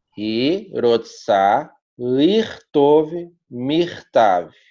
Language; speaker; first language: Hebrew; non-native, fluent; Portuguese